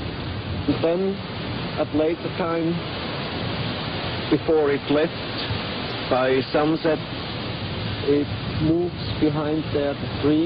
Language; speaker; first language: English; non-native, learner; Swiss German